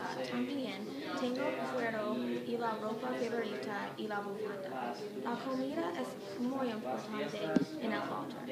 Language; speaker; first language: Spanish; non-native, learner; English